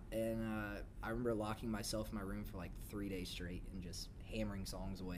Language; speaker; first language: English; native; English